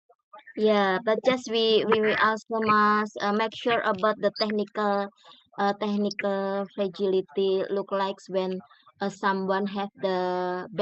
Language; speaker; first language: English; non-native, learner; Indonesian